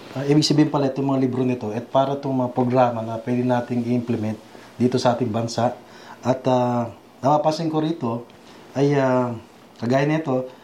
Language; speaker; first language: Filipino; native; Filipino